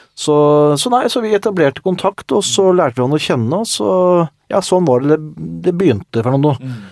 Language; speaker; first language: Norwegian; native; Norwegian